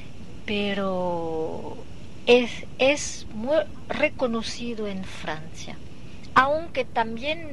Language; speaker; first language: Spanish; non-native, fluent; French